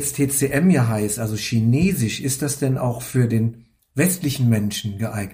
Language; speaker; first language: German; native; German